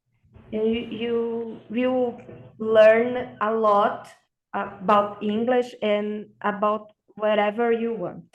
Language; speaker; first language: English; non-native, learner; Portuguese